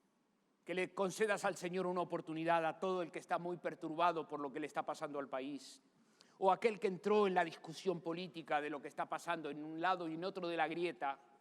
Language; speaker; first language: Spanish; native; Spanish